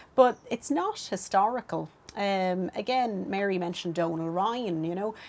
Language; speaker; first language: English; native; English